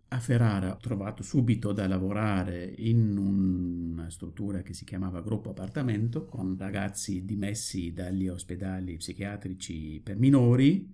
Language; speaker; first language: Italian; non-native, fluent; German